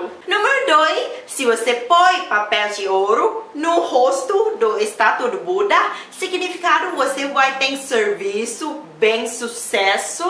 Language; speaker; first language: Portuguese; non-native, learner; Thai